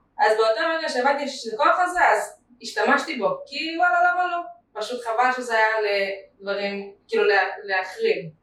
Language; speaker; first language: Hebrew; early bilingual, other home language; Russian